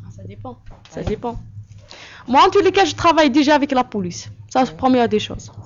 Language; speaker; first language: French; non-native, local second language; Kabyle